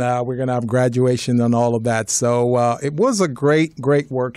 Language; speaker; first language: English; native; English